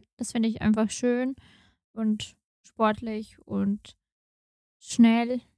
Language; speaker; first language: German; non-native, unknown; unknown